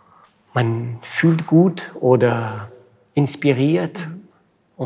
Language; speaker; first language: German; non-native, fluent; French